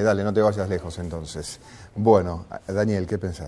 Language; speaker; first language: Spanish; native; Spanish